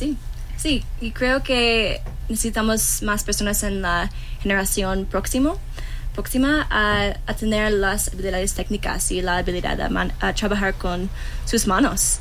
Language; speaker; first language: Spanish; non-native, learner; English